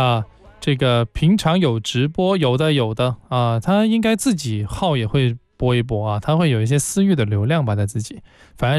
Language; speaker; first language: Chinese; non-native, local second language; Cantonese